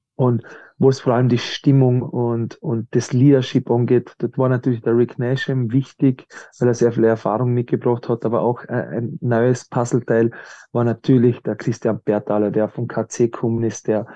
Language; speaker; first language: German; native; German